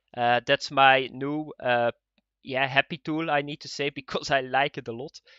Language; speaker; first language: English; non-native, fluent; Dutch